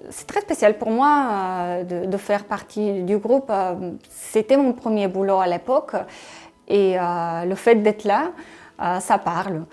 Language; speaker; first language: French; non-native, fluent; Bulgarian